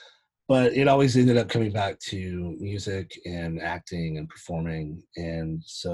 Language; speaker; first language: English; native; English